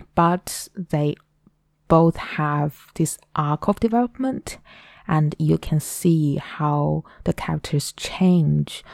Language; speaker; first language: English; non-native, fluent; Chinese